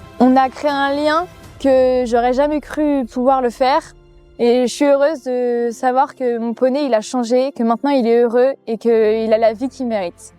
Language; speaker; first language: French; native; French